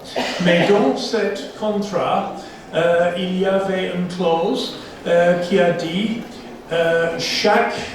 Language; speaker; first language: French; non-native, fluent; English